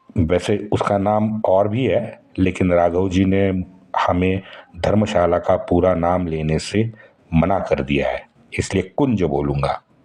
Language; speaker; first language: Hindi; non-native, local second language; Marathi